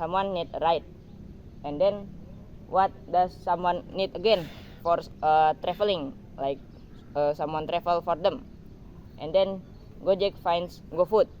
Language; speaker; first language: English; non-native, learner; Indonesian